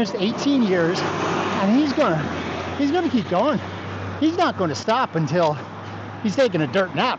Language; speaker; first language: English; native; English